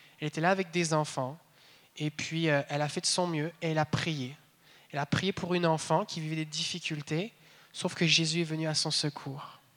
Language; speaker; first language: French; native; French